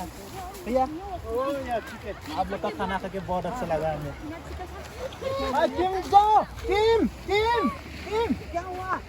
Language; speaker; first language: Hindi; non-native, local second language; Bodo